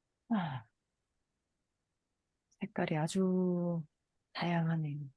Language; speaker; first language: Korean; native; Korean